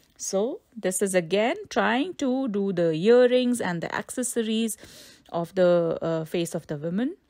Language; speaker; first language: English; non-native, local second language; Hindi